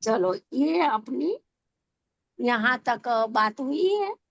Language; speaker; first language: Hindi; non-native, local second language; Gujarati